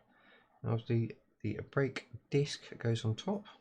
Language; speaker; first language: English; native; English